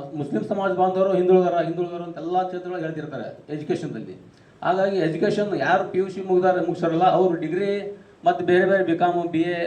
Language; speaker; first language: Kannada; non-native, local second language; Urdu